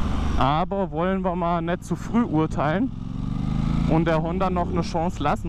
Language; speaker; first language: German; native; German